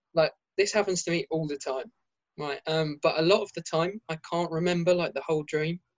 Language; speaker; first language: English; native; English